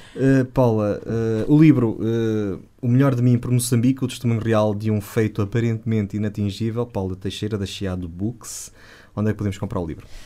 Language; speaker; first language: Portuguese; native; Portuguese